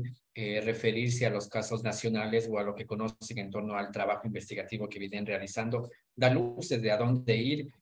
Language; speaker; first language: Spanish; native; Spanish